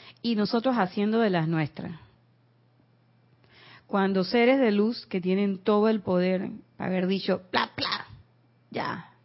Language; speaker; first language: Spanish; native; Spanish